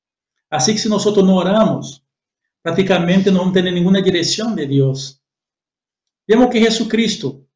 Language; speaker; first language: Spanish; non-native, fluent; Portuguese